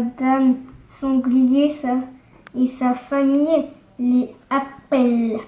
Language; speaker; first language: French; native; French